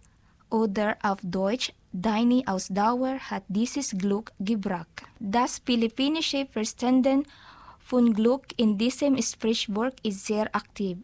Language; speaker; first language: German; non-native, learner; Filipino